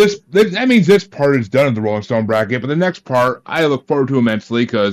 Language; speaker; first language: English; native; English